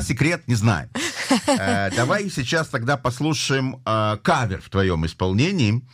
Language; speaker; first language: Russian; native; Russian